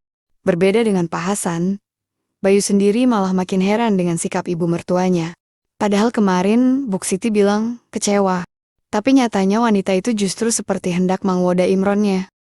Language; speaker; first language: Indonesian; native; Indonesian